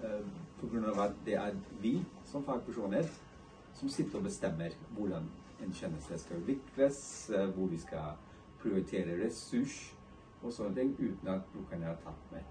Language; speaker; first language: Norwegian; non-native, fluent; English